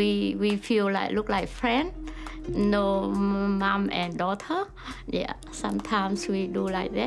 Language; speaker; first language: English; non-native, learner; Vietnamese